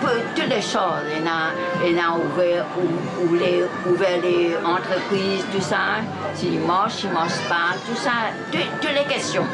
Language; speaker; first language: French; non-native, local second language; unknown